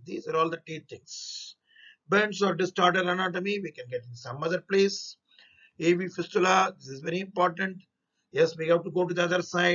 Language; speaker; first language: English; non-native, local second language; Tamil